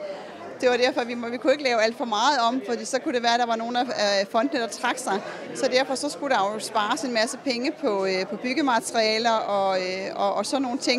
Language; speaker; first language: Danish; native; Danish